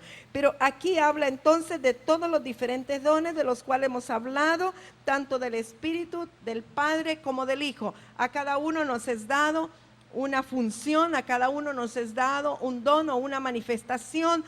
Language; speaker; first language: Spanish; native; Spanish